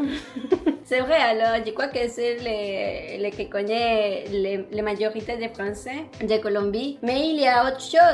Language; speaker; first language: French; non-native, learner; Spanish